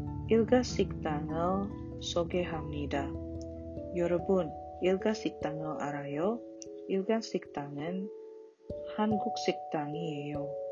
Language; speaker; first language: Korean; non-native, learner; Indonesian